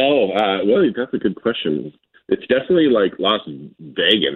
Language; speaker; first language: English; native; English